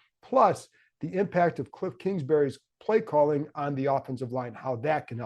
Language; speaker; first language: English; native; English